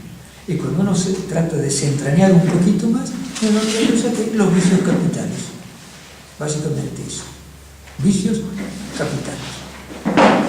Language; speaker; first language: Spanish; native; Spanish